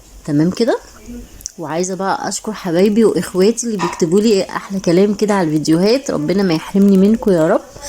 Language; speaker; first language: Arabic; native; Arabic